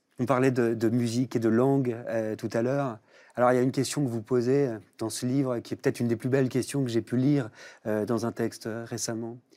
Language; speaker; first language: French; native; French